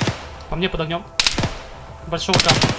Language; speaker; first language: Russian; native; Russian